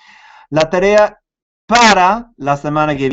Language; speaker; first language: Spanish; non-native, fluent; English